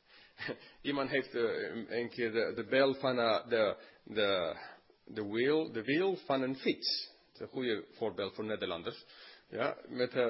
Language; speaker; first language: Dutch; non-native, fluent; English